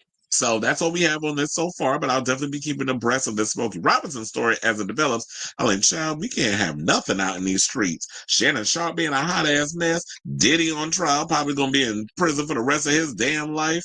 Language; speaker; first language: English; native; English